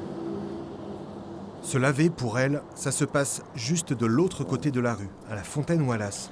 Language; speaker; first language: French; native; French